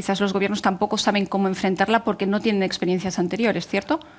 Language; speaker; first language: Spanish; native; Spanish